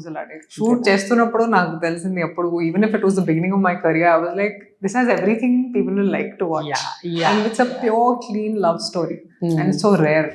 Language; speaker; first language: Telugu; non-native, local second language; Hindi